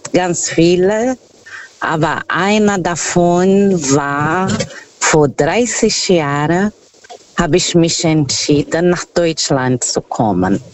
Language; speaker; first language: German; non-native, fluent; Portuguese